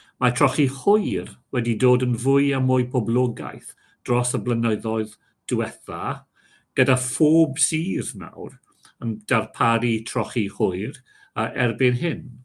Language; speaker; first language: Welsh; non-native, local second language; English